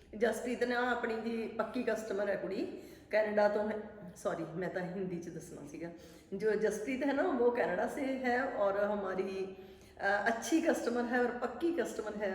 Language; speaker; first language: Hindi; non-native, local second language; Punjabi